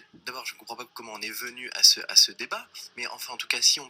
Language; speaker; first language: French; native; French